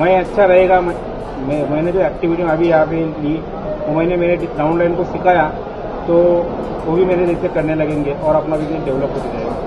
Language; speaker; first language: Hindi; non-native, local second language; Marathi